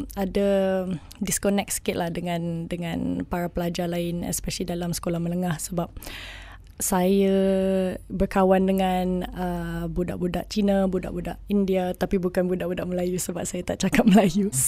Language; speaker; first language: Malay; non-native, local second language; English